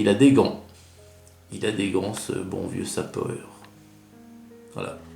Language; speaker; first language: French; native; French